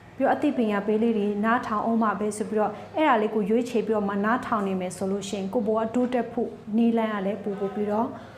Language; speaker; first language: Burmese; non-native, local second language; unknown